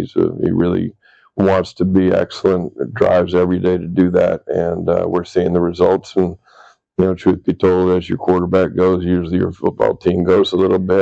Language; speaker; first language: English; native; English